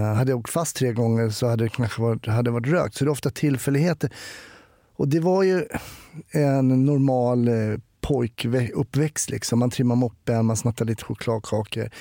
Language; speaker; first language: Swedish; native; Swedish